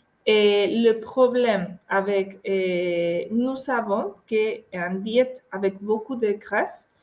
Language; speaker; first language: French; non-native, fluent; Spanish